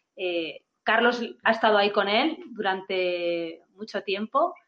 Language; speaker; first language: Spanish; non-native, fluent; Chinese